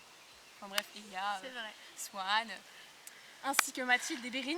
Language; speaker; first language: French; native; French